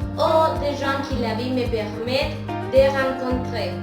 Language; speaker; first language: French; non-native, fluent; Spanish